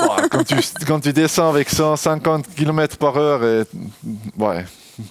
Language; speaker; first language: French; non-native, local second language; German